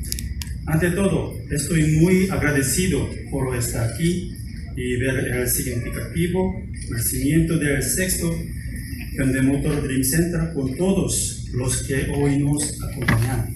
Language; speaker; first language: Spanish; non-native, fluent; Korean